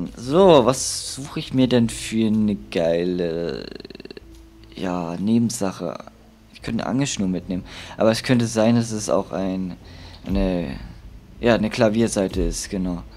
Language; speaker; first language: German; native; German